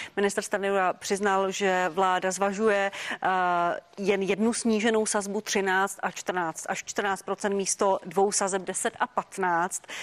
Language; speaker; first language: Czech; native; Czech